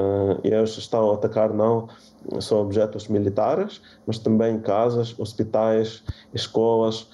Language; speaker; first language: Portuguese; non-native, fluent; Ukrainian